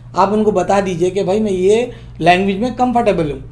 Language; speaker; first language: Hindi; non-native, local second language; Urdu